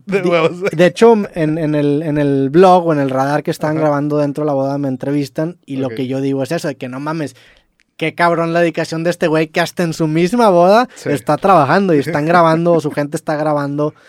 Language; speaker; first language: Spanish; native; Spanish